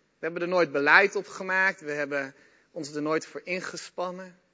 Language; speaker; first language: Dutch; native; Dutch